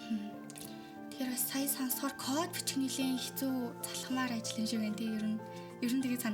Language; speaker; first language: Mongolian; native; Mongolian